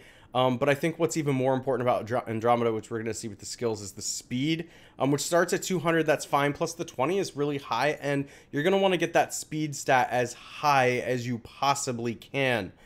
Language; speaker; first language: English; native; English